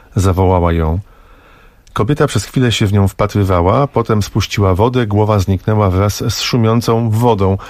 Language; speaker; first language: Polish; native; Polish